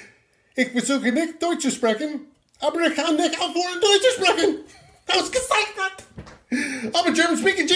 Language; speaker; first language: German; non-native, learner; English